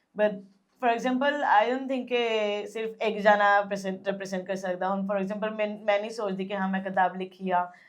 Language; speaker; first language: Punjabi; early bilingual, heritage; Punjabi